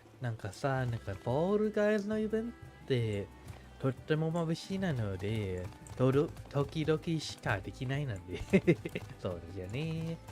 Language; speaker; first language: Japanese; non-native, fluent; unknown